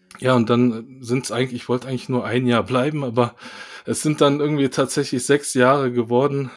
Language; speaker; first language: German; early bilingual, other home language; Korean